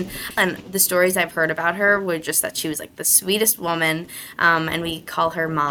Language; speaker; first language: English; native; English